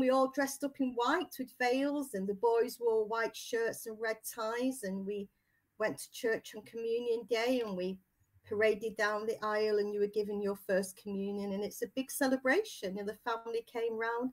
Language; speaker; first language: English; native; English